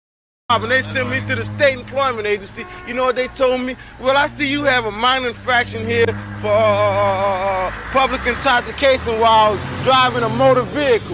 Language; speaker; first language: English; native; English